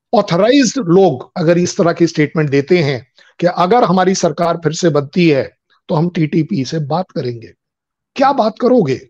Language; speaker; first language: Hindi; native; Hindi